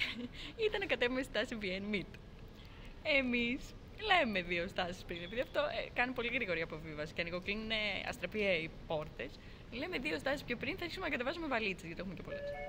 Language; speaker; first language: Greek; native; Greek